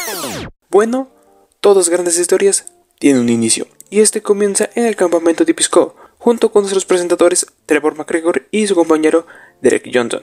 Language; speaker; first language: Spanish; native; Spanish